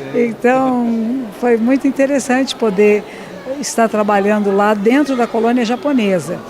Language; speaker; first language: Portuguese; native; Portuguese